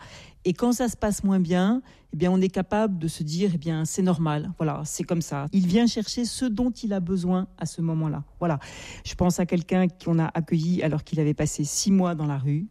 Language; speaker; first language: French; native; French